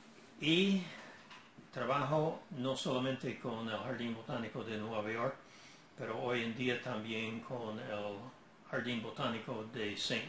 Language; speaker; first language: Spanish; non-native, fluent; English